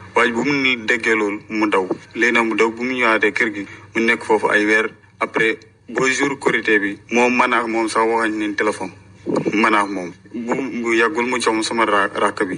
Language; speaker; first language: Wolof; non-native, local second language; Fula